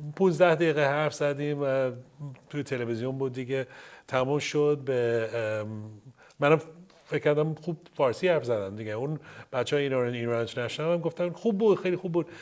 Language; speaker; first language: Persian; early bilingual, heritage; Persian